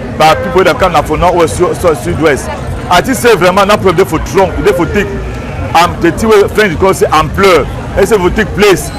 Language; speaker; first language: Nigerian Pidgin; non-native, local second language; French